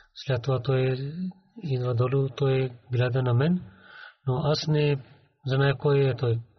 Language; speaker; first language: Bulgarian; non-native, learner; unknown